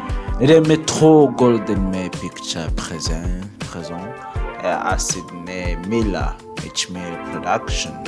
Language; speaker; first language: French; non-native, learner; English